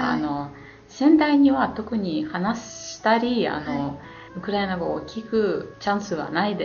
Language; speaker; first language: Japanese; non-native, fluent; Ukrainian